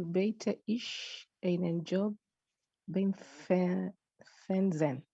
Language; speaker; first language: German; non-native, learner; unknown